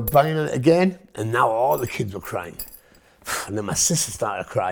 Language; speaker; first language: English; non-native, local second language; Punjabi